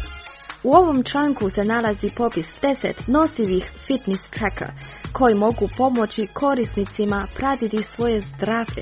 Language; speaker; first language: Croatian; native; Croatian